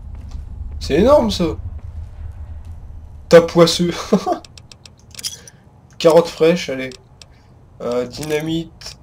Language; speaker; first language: French; native; French